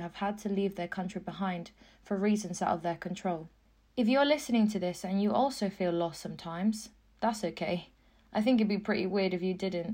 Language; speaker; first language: English; non-native, fluent; Spanish